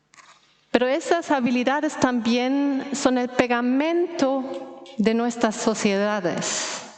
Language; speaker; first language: Spanish; non-native, fluent; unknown